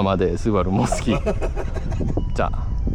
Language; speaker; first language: Japanese; non-native, learner; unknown